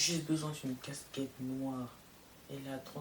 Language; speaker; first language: French; native; French